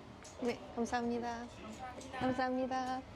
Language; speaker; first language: Korean; non-native, fluent; Japanese